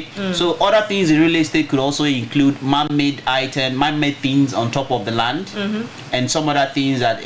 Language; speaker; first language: English; non-native, local second language; Igbo